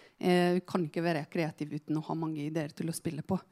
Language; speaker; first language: Norwegian; non-native, fluent; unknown